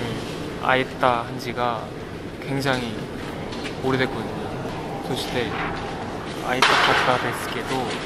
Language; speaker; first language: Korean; non-native, fluent; Japanese